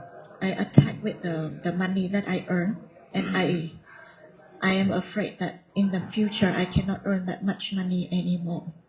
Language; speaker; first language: English; non-native, learner; Vietnamese